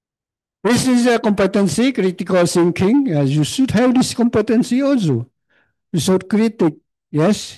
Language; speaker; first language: English; non-native, learner; Khmer